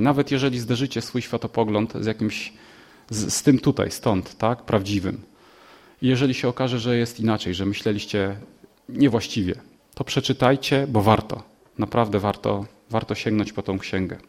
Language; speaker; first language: Polish; native; Polish